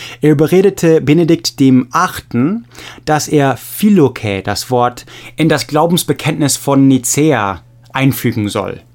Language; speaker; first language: German; non-native, fluent; English